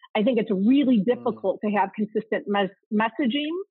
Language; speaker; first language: English; native; English